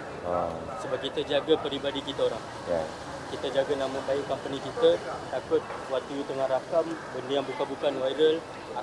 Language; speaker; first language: Malay; native; Malay